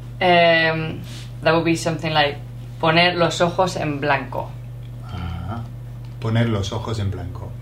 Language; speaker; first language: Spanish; non-native, fluent; English